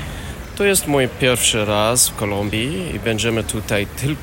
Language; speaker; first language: Polish; non-native, learner; English